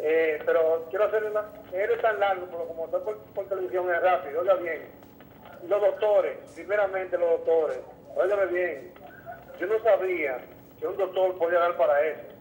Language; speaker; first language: Spanish; native; Spanish